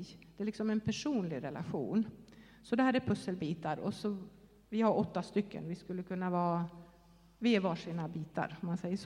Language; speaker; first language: Swedish; native; Swedish